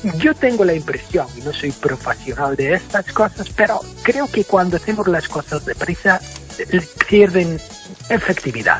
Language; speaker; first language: Spanish; non-native, fluent; English